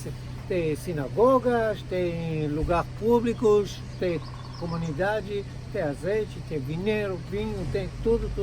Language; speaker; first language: Portuguese; non-native, fluent; Hebrew